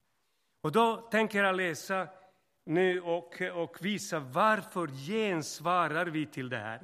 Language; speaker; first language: Swedish; non-native, fluent; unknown